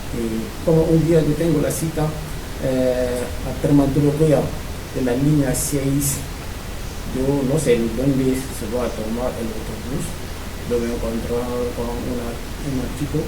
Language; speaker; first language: Spanish; non-native, learner; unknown